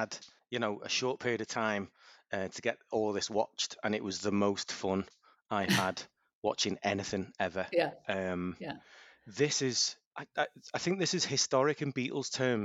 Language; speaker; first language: English; native; English